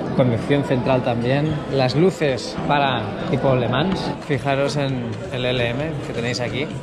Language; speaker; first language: Spanish; native; Spanish